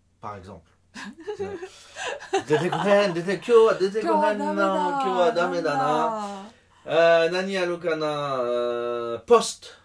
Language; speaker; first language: Japanese; non-native, learner; French